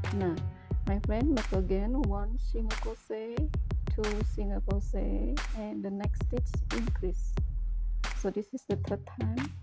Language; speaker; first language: English; non-native, learner; Indonesian